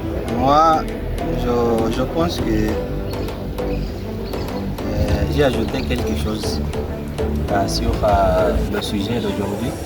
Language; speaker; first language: French; non-native, learner; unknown